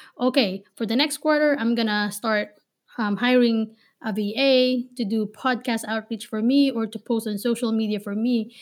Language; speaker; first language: English; non-native, local second language; Filipino